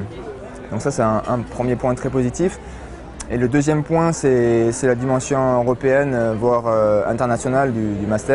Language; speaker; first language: French; native; French